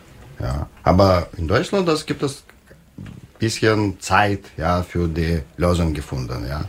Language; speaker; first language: German; non-native, learner; Russian